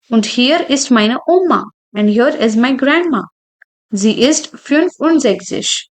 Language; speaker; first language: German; non-native, fluent; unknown